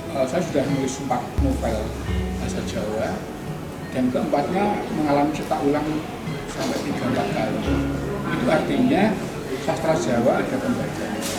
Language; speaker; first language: Indonesian; non-native, local second language; Javanese